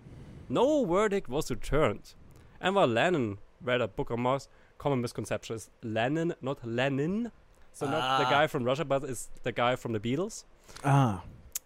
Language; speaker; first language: English; non-native, fluent; German